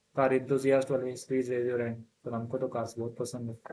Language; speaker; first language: Hindi; non-native, local second language; Marathi